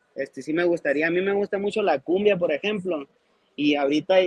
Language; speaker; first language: Spanish; non-native, local second language; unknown